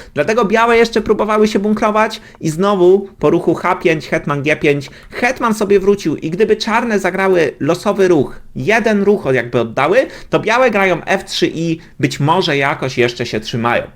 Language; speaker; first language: Polish; native; Polish